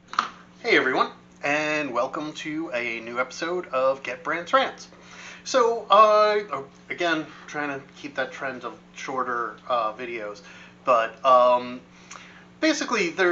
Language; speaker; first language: English; native; English